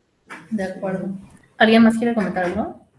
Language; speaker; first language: Spanish; native; Spanish